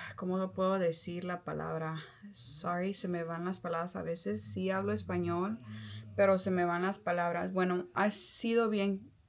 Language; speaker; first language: Spanish; early bilingual, heritage; Spanish